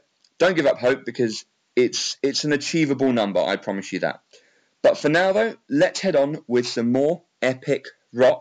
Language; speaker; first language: English; native; English